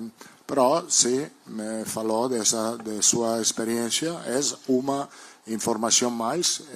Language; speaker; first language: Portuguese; non-native, learner; Italian